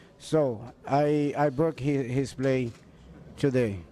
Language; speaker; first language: English; non-native, fluent; Portuguese